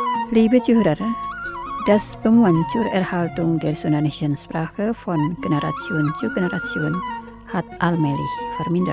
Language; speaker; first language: German; non-native, fluent; Indonesian